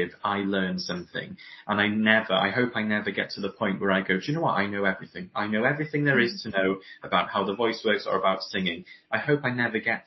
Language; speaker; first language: English; native; English